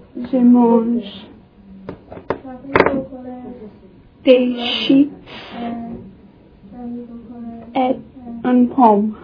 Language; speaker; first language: French; non-native, learner; English